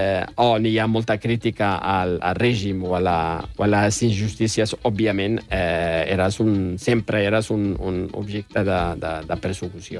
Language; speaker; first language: Catalan; non-native, fluent; Riffian